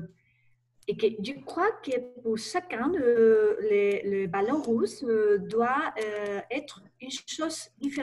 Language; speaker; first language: French; non-native, learner; Spanish